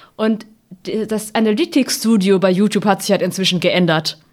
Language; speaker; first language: German; native; German